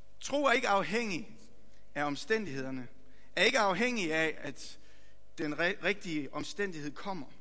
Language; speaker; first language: Danish; native; Danish